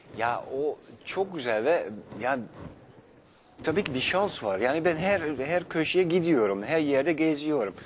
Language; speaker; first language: Turkish; non-native, fluent; Dutch